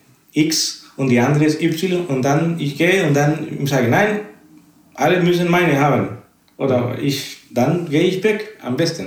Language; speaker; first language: German; non-native, fluent; Spanish